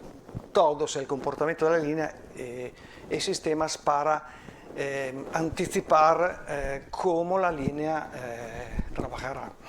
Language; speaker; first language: Spanish; non-native, fluent; Italian